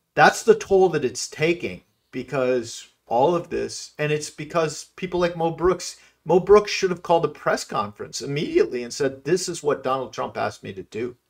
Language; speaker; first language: English; native; English